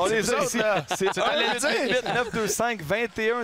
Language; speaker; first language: French; native; French